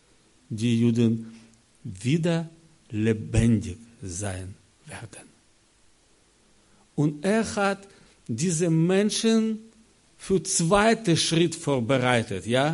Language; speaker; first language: German; non-native, learner; Russian